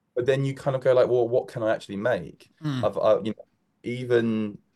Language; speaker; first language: English; native; English